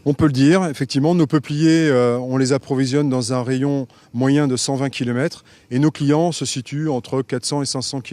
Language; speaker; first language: French; native; French